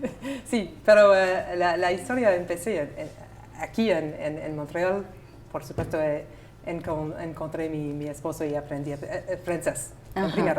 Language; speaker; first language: Spanish; non-native, learner; English